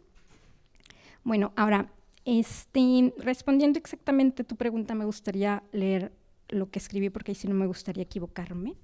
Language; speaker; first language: Spanish; native; Spanish